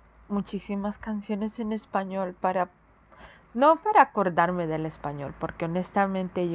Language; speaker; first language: Spanish; early bilingual, heritage; Spanish